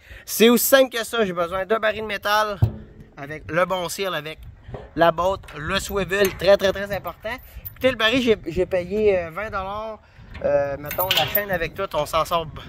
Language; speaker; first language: French; native; French